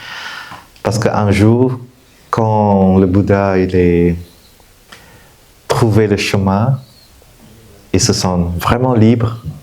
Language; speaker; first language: French; non-native, fluent; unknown